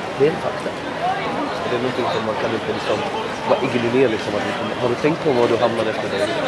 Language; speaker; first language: Swedish; non-native, fluent; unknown